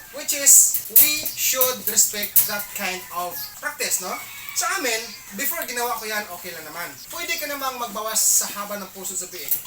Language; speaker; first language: Filipino; non-native, local second language; Cebuano